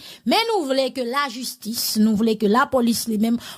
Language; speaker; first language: Haitian Creole; native; Haitian Creole